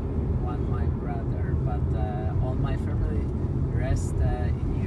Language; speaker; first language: English; non-native, learner; Polish